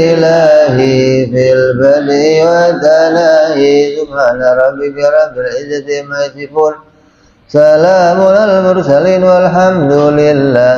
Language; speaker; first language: Arabic; non-native, fluent; Indonesian